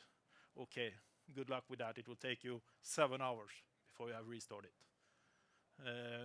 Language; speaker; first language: English; non-native, fluent; Norwegian